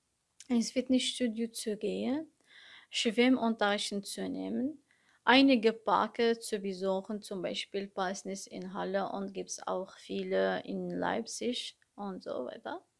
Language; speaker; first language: German; non-native, learner; Arabic